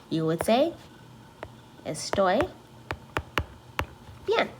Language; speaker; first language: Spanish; non-native, learner; English